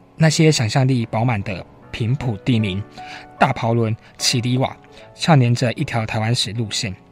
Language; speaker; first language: Chinese; native; Chinese